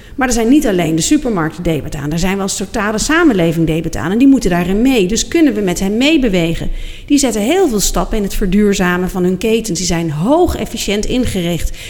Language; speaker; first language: Dutch; native; Dutch